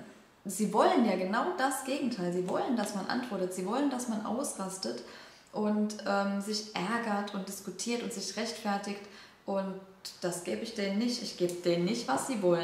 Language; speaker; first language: German; native; German